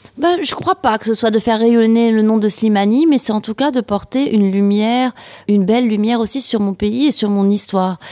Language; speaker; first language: French; native; French